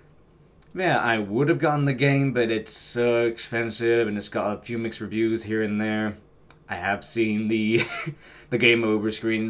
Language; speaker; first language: English; native; English